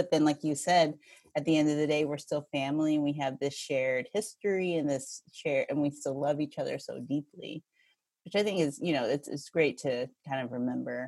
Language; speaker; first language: English; early bilingual, other home language; Filipino